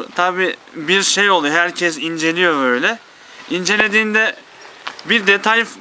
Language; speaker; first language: Turkish; native; Turkish